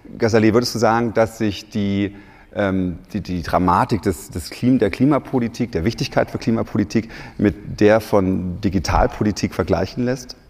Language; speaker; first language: German; native; German